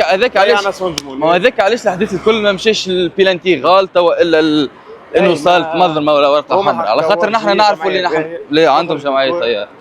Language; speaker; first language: Arabic; native; Arabic